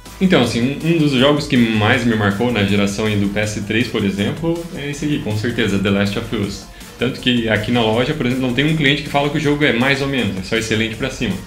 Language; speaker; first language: Portuguese; native; Portuguese